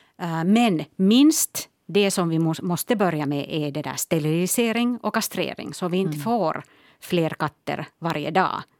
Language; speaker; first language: Swedish; non-native, local second language; Finnish